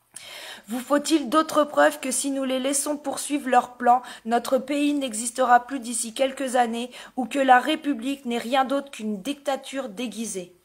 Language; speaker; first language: French; native; French